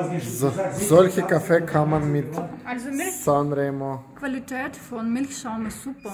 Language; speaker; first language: German; non-native, fluent; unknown